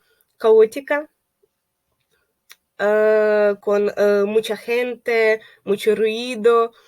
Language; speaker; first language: Spanish; non-native, fluent; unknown